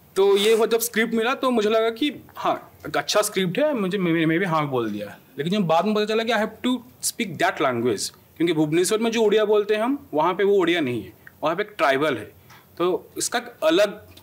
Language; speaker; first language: Hindi; non-native, local second language; Odia